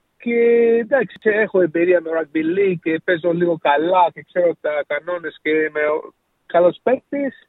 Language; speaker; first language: Greek; early bilingual, heritage; Greek